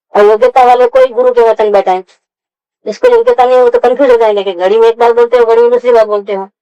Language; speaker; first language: Hindi; non-native, local second language; Gujarati